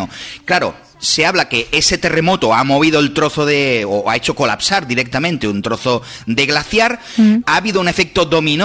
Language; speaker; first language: Spanish; native; Spanish